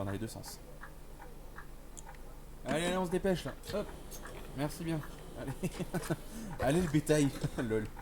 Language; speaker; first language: French; native; French